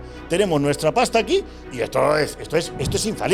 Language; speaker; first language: Spanish; native; Spanish